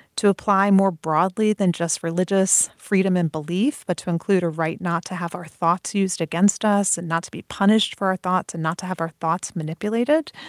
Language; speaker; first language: English; early bilingual, other home language; Persian